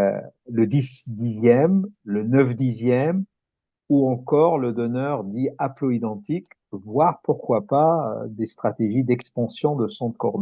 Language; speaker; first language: French; native; French